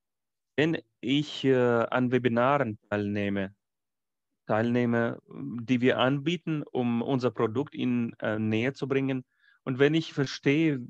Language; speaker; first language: German; non-native, fluent; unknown